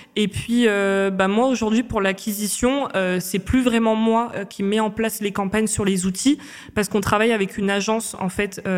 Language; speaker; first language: French; native; French